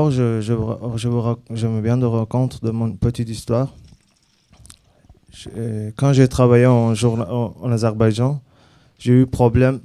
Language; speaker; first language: French; non-native, learner; Azerbaijani